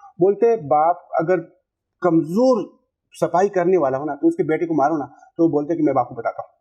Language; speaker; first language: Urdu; non-native, local second language; Pashto